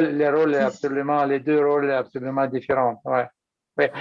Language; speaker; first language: French; non-native, fluent; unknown